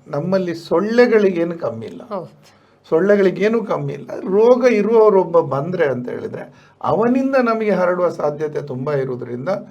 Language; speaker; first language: Kannada; native; Kannada